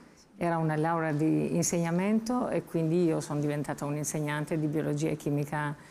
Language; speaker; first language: Italian; non-native, fluent; Albanian